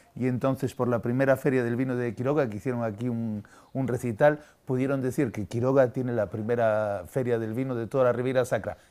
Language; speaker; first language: Spanish; native; Spanish